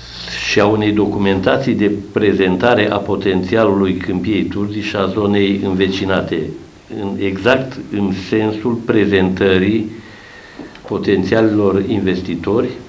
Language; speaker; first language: Romanian; native; Romanian